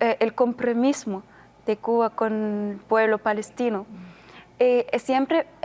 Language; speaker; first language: Spanish; non-native, learner; Arabic